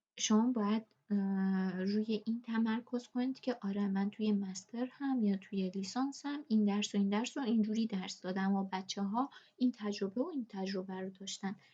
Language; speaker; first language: Persian; native; Persian